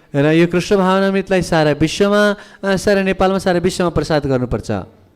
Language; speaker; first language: Nepali; native; Nepali